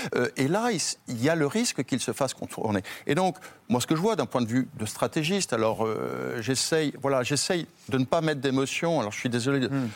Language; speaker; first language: French; native; French